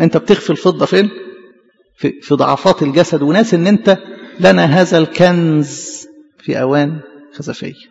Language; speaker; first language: Arabic; native; Arabic